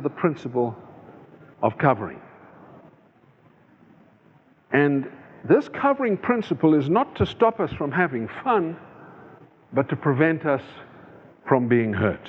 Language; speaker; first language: English; native; English